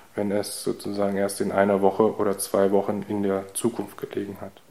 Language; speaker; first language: German; early bilingual, heritage; Korean